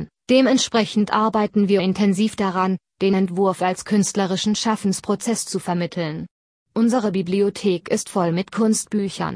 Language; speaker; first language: German; native; German